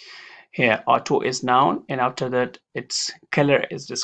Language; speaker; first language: English; non-native, fluent; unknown